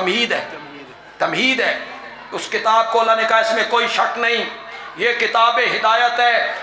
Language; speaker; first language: Urdu; non-native, local second language; Punjabi